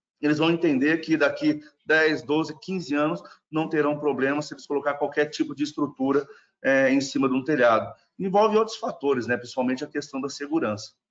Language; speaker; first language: Portuguese; non-native, fluent; German